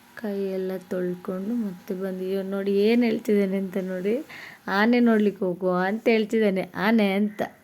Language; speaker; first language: Kannada; non-native, local second language; Tulu